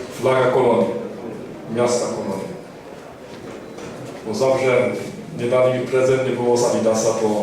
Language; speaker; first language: Polish; early bilingual, heritage; Polish